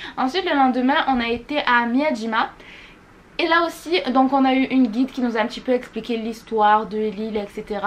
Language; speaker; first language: French; native; French